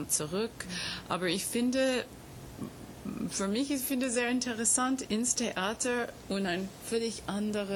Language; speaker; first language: German; non-native, fluent; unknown